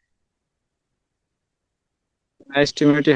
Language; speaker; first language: English; non-native, learner; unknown